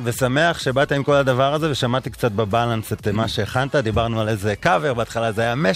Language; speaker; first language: Hebrew; native; Hebrew